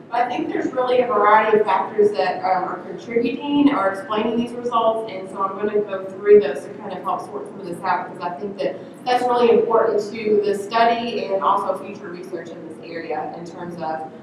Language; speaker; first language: English; native; English